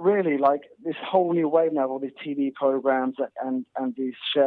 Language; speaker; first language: English; native; English